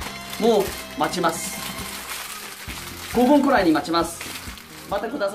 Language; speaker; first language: Japanese; non-native, learner; Korean